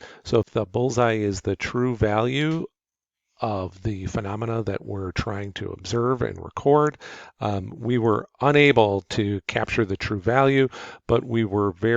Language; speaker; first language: English; native; English